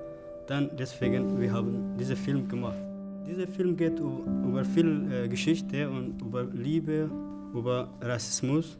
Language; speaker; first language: German; non-native, learner; Oromo